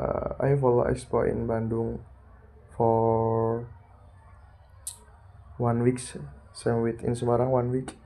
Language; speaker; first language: English; non-native, learner; Indonesian